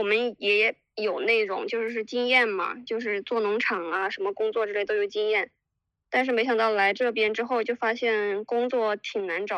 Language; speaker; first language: Chinese; native; Chinese